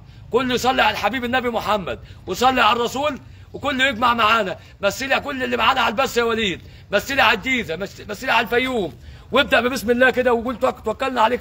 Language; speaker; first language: Arabic; native; Arabic